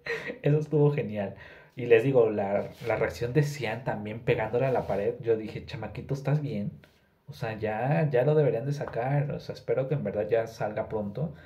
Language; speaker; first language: Spanish; native; Spanish